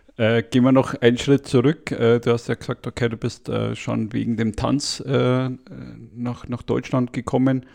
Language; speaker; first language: German; native; German